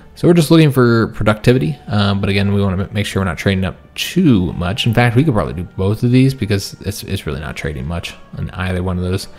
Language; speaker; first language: English; native; English